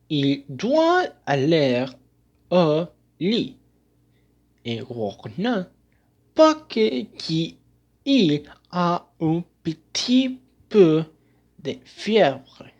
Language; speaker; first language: French; non-native, learner; Spanish